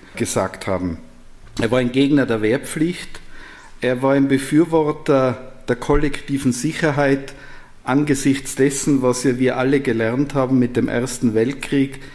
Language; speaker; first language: German; native; German